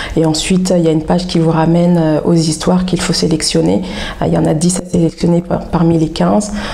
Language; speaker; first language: French; native; French